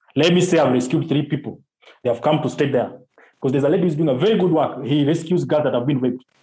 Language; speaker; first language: English; non-native, local second language; Luo (Kenya and Tanzania)